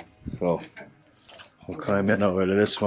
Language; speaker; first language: English; native; English